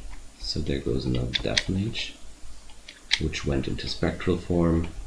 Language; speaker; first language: English; non-native, fluent; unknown